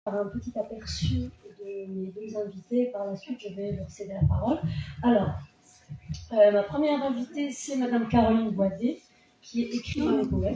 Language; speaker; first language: French; non-native, local second language; Arabic